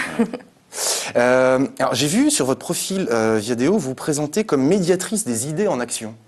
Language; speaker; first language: French; native; French